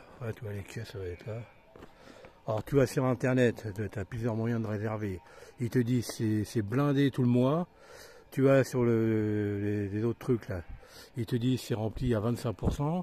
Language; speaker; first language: French; native; French